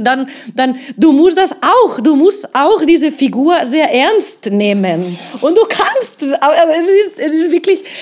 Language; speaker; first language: German; non-native, fluent; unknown